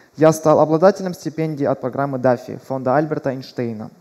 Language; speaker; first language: Russian; early bilingual, other home language; Persian